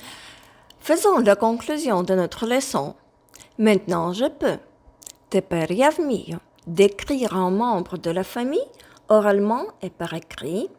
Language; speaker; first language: French; non-native, fluent; Ukrainian